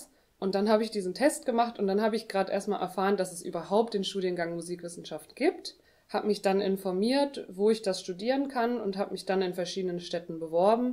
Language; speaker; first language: German; native; German